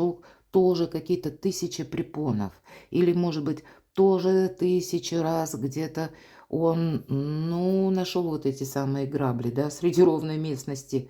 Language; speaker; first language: Russian; native; Russian